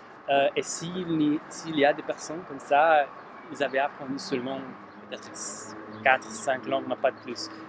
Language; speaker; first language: French; non-native, fluent; Slovak